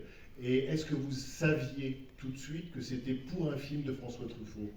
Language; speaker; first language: French; native; French